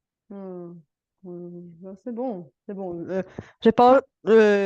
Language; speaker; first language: French; non-native, fluent; Bulgarian